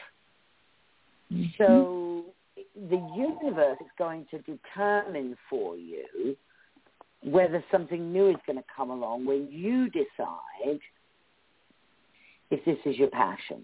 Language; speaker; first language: English; native; English